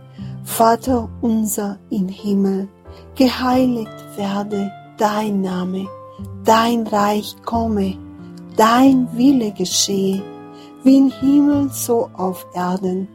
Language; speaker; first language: German; non-native, fluent; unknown